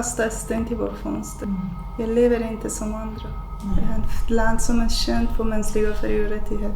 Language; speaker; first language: Swedish; non-native, fluent; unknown